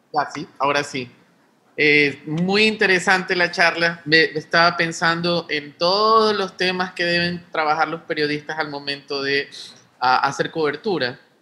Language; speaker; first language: Spanish; native; Spanish